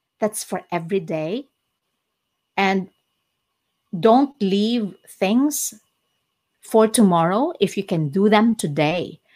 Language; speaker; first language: English; non-native, local second language; Cebuano